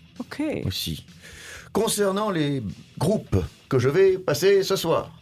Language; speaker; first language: French; native; French